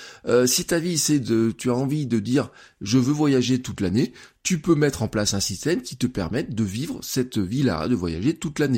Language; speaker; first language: French; native; French